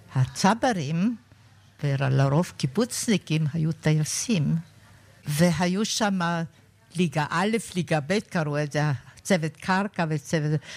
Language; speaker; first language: Hebrew; non-native, fluent; German